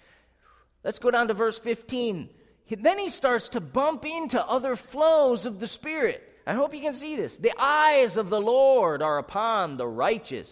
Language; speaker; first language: English; native; English